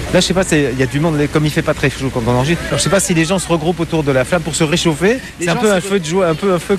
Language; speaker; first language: French; native; French